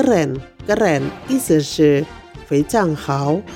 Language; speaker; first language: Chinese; non-native, fluent; Indonesian